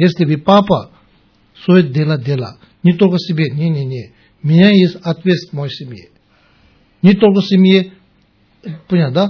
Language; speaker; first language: Russian; non-native, learner; Tibetan